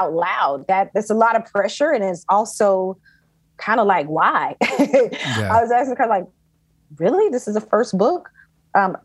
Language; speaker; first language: English; native; English